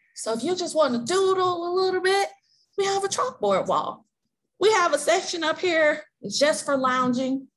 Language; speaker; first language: English; native; English